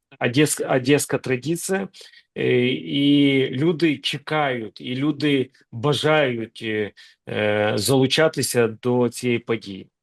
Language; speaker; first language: Ukrainian; non-native, local second language; Russian